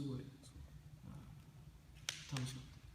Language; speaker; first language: Japanese; non-native, fluent; English